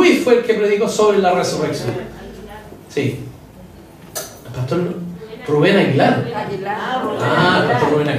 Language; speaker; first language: Spanish; native; Spanish